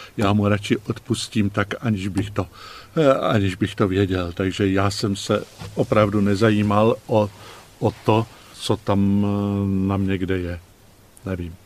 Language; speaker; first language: Czech; native; Czech